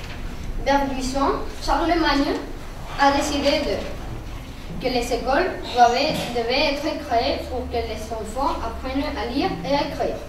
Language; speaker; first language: French; non-native, learner; Spanish